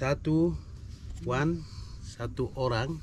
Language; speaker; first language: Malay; non-native, local second language; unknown